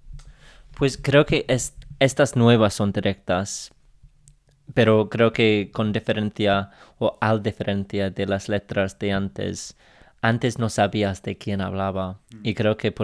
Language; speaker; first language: Spanish; non-native, fluent; English